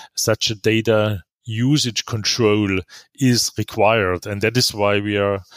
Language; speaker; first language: English; non-native, fluent; German